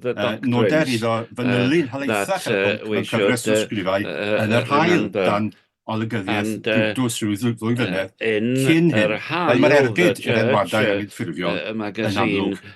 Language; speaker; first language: Welsh; native; Welsh